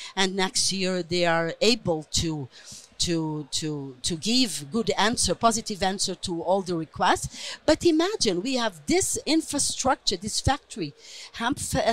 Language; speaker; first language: English; non-native, fluent; Portuguese